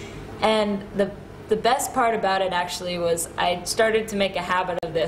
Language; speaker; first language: English; native; English